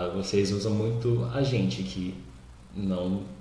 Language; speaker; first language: Portuguese; non-native, fluent; English